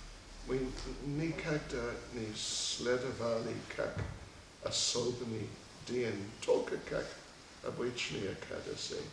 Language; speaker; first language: Russian; non-native, learner; English